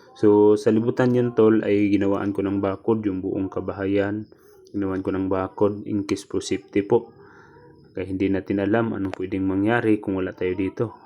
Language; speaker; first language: Filipino; non-native, local second language; Cebuano